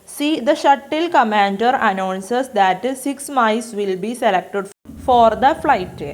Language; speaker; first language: English; non-native, local second language; Malayalam